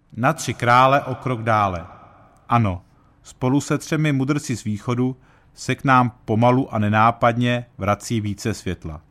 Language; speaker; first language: Czech; early bilingual, heritage; Czech